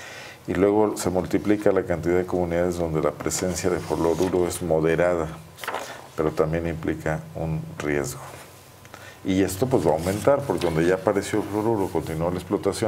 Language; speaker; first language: Spanish; native; Spanish